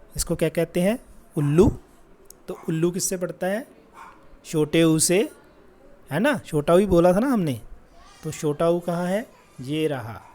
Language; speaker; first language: Hindi; non-native, local second language; Punjabi